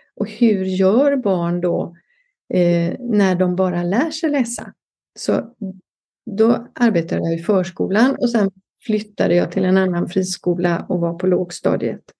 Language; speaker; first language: Swedish; native; Swedish